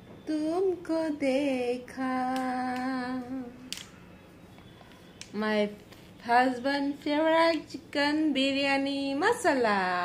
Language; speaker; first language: Hindi; non-native, local second language; Bangla